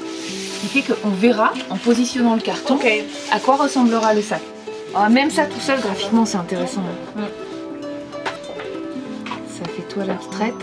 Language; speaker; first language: French; native; French